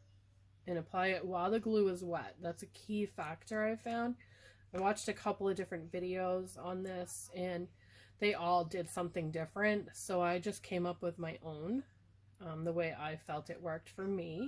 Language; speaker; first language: English; native; English